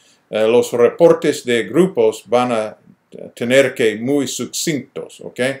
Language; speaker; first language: Spanish; non-native, fluent; English